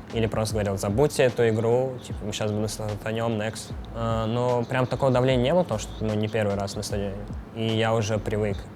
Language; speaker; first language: Russian; native; Russian